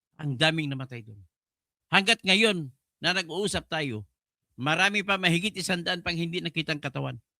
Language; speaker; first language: Filipino; non-native, local second language; Cebuano